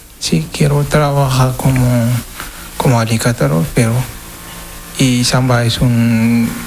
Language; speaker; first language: Spanish; non-native, learner; Wolof